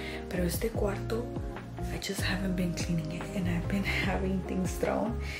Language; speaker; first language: English; early bilingual, other home language; Spanish